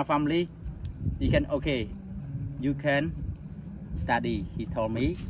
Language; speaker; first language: English; non-native, learner; Khmer